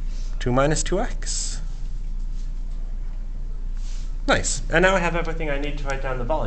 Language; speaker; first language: English; native; English